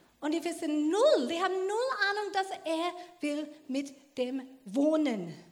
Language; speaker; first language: German; non-native, fluent; English